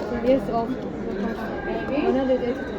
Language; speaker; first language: English; non-native, learner; Arabic